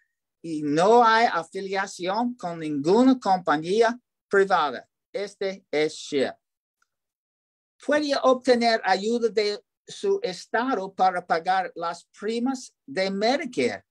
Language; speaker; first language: Spanish; non-native, learner; English